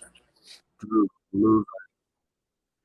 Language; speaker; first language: English; native; English